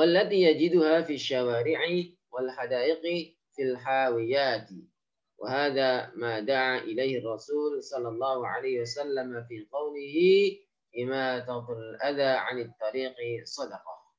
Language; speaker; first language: Arabic; non-native, fluent; Indonesian